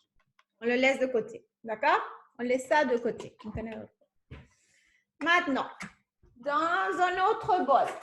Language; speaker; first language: French; non-native, fluent; Spanish